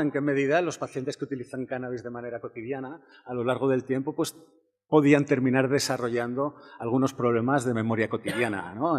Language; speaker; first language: Spanish; native; Spanish